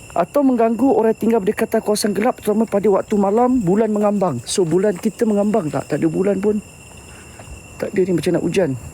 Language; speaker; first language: Malay; native; Malay